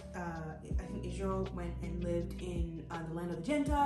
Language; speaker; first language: English; non-native, local second language; Yoruba